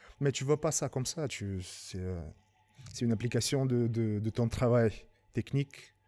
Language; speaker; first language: French; non-native, fluent; Lithuanian